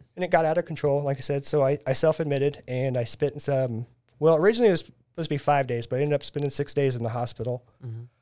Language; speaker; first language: English; native; English